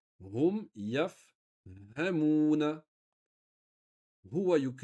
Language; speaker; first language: Arabic; non-native, fluent; French